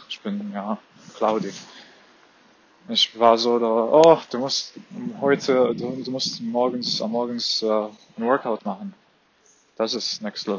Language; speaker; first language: German; non-native, fluent; Arabic